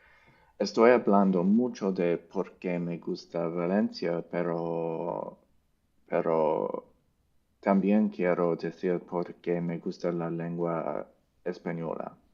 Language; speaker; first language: Spanish; non-native, learner; English